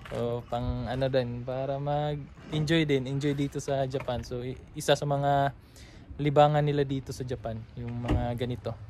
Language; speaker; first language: Filipino; non-native, local second language; Cebuano